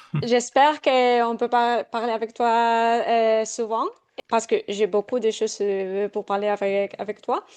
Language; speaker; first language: French; non-native, fluent; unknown